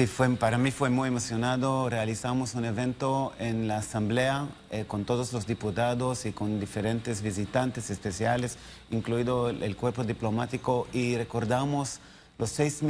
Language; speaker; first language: Spanish; non-native, learner; Hebrew